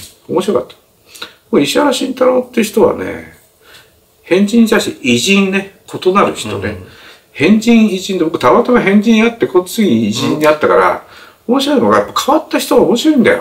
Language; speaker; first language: Japanese; native; Japanese